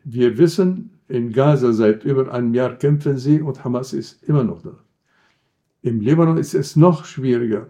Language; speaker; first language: German; non-native, fluent; Arabic